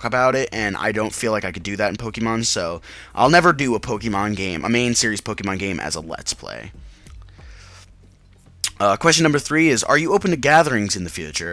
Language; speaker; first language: English; native; English